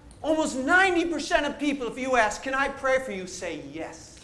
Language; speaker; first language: English; native; English